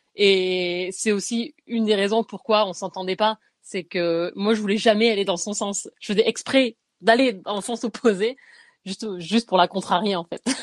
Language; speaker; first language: French; native; French